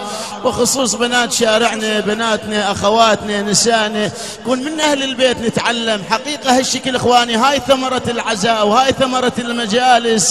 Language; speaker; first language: Arabic; native; Arabic